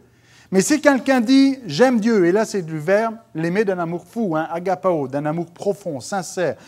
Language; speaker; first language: French; native; French